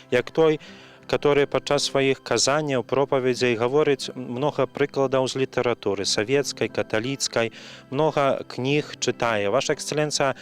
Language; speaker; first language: Belarusian; native; Belarusian